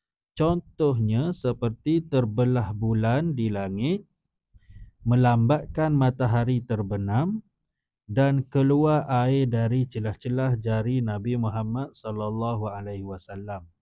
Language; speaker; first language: Malay; native; Malay